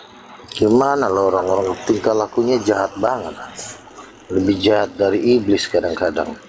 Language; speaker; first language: Malay; native; Malay